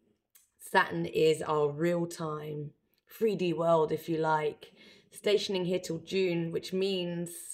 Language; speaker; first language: English; native; English